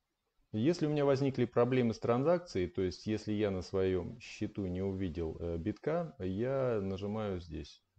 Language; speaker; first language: Russian; native; Russian